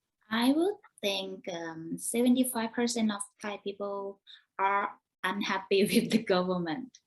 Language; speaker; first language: English; non-native, learner; Thai